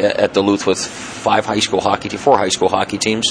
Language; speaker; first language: English; native; English